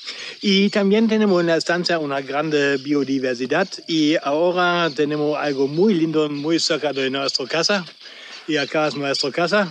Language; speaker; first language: Spanish; non-native, local second language; German